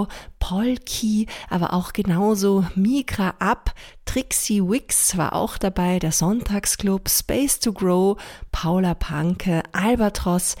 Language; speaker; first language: German; native; German